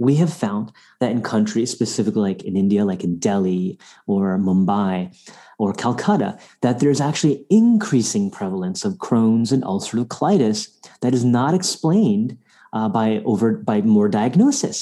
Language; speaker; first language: English; non-native, local second language; Bangla